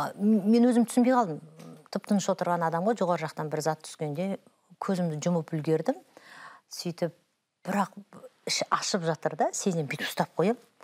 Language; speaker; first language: Kazakh; native; Kazakh